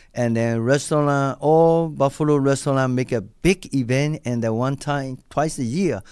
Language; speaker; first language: English; non-native, learner; Burmese